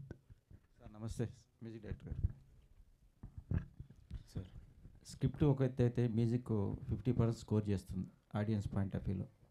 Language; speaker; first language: Telugu; native; Telugu